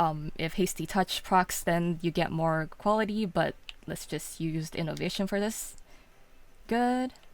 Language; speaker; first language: English; native; English